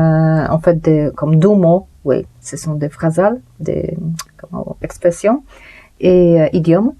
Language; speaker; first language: French; non-native, fluent; Polish